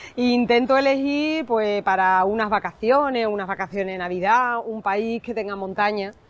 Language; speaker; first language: Spanish; native; Spanish